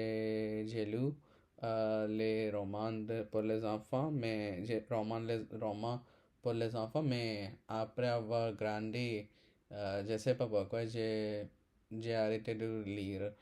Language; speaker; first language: French; non-native, learner; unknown